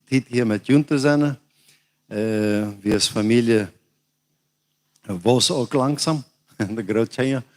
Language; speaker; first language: German; non-native, learner; Plautdietsch